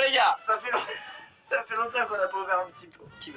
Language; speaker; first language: French; native; French